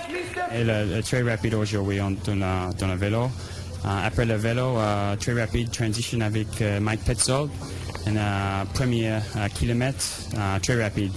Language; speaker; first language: French; non-native, learner; English